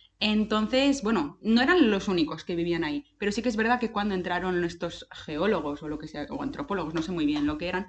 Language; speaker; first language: Spanish; native; Spanish